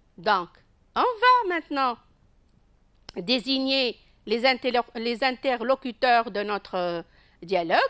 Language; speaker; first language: French; non-native, local second language; Arabic